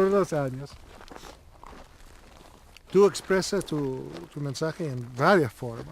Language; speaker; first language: Spanish; non-native, learner; Italian